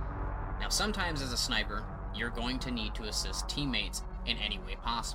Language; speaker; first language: English; native; English